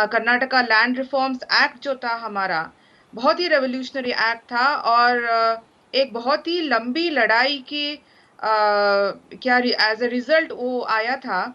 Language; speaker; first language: Hindi; non-native, local second language; Kannada